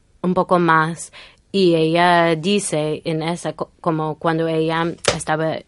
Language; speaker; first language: Spanish; non-native, fluent; English